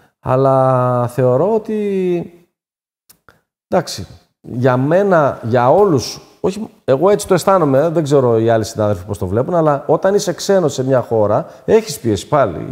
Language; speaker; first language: Greek; native; Greek